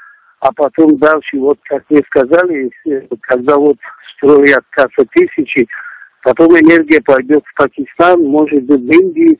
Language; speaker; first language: Russian; non-native, local second language; Tajik